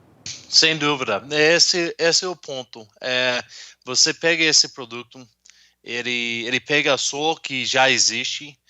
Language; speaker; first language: Portuguese; non-native, fluent; English